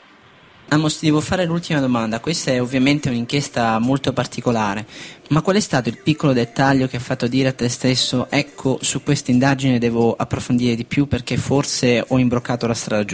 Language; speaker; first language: Italian; native; Italian